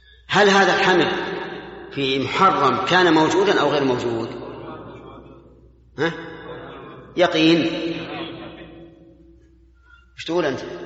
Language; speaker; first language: Arabic; native; Arabic